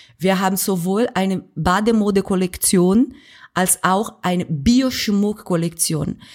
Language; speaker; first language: German; non-native, fluent; Portuguese